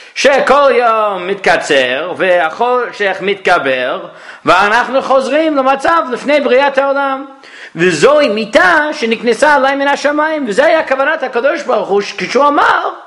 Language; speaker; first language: Hebrew; non-native, fluent; English